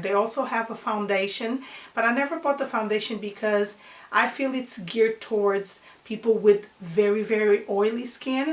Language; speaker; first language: English; non-native, fluent; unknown